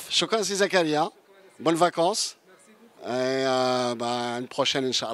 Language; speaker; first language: Arabic; native; Arabic